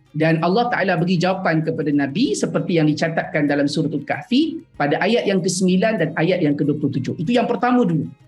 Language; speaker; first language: Malay; native; Malay